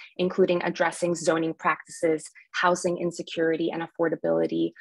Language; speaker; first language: English; early bilingual, other home language; Spanish